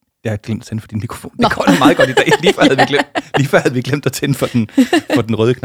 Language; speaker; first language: Danish; native; Danish